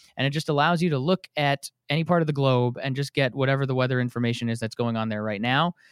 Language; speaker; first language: English; native; English